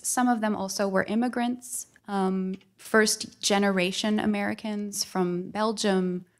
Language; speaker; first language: English; native; English